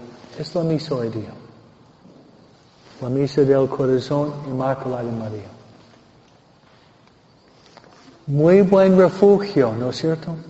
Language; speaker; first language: Spanish; non-native, fluent; English